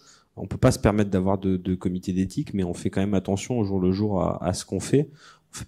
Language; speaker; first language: French; native; French